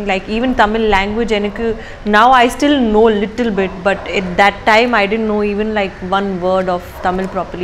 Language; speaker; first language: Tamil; non-native, learner; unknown